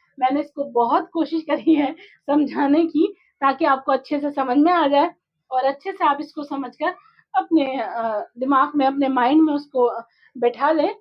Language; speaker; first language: Urdu; native; Urdu